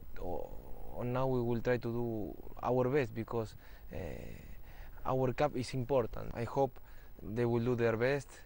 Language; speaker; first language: English; non-native, fluent; Spanish